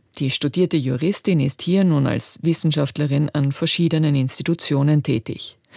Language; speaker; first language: German; native; German